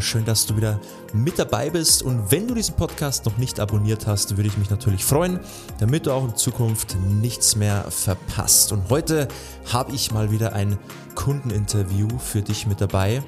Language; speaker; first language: German; native; German